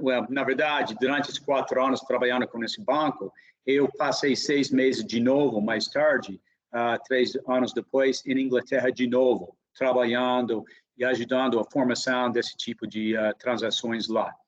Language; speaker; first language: Portuguese; non-native, fluent; English